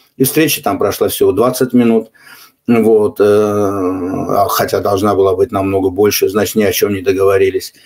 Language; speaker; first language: Russian; non-native, local second language; Azerbaijani